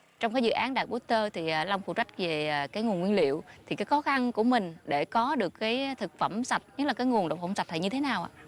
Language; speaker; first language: Vietnamese; native; Vietnamese